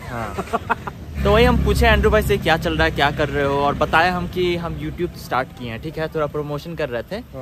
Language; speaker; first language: Hindi; native; Hindi